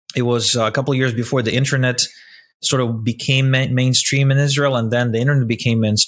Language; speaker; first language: English; non-native, fluent; Russian